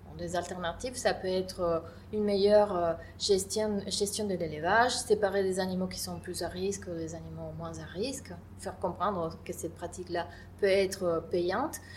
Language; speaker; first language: French; non-native, fluent; Spanish